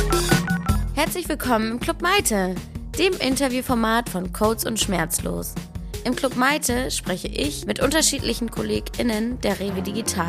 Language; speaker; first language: German; native; German